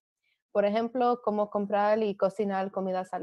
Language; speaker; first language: Spanish; early bilingual, other home language; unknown